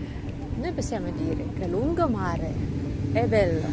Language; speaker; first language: Italian; non-native, learner; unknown